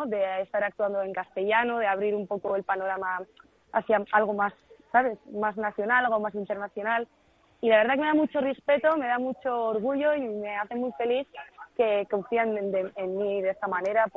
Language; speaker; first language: Spanish; native; Spanish